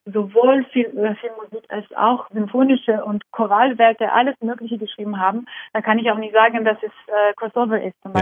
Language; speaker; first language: German; non-native, fluent; Georgian